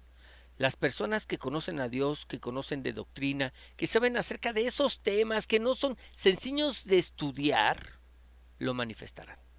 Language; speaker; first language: Spanish; native; Spanish